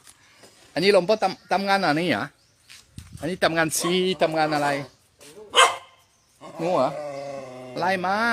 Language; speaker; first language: Thai; non-native, learner; French